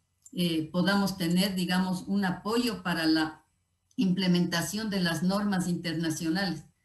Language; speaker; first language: Spanish; native; Spanish